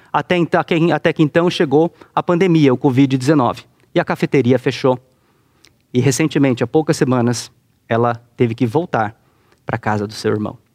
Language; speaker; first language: Portuguese; native; Portuguese